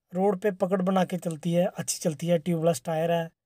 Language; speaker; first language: Hindi; native; Hindi